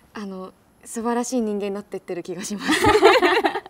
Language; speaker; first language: Japanese; native; Japanese